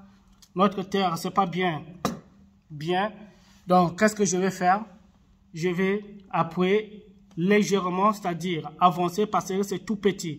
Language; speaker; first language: French; non-native, local second language; Arabic